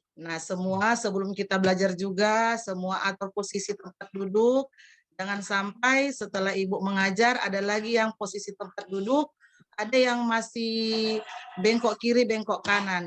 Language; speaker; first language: Indonesian; native; Indonesian